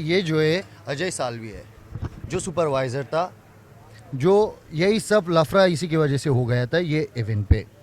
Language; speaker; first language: Hindi; non-native, fluent; Persian